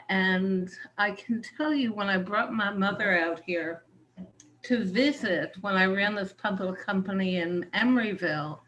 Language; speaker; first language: English; native; English